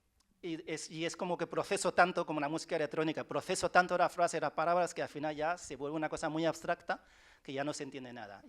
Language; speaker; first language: Spanish; early bilingual, other home language; Chinese